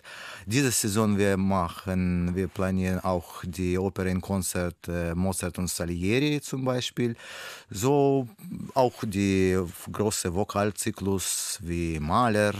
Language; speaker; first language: German; non-native, learner; Russian